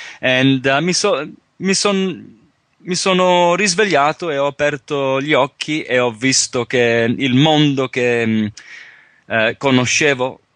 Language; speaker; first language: Italian; early bilingual, heritage; Italian